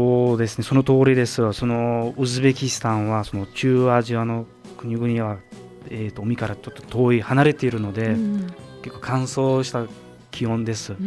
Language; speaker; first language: Japanese; non-native, fluent; Uzbek